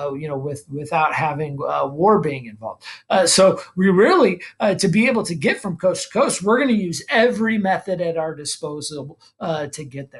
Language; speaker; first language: English; native; English